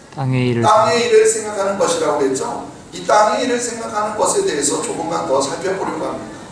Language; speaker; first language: Korean; native; Korean